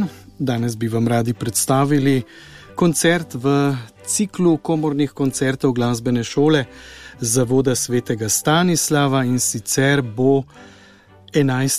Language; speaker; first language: Slovenian; native; Slovenian